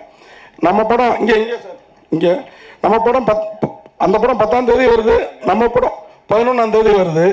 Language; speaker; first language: Tamil; native; Tamil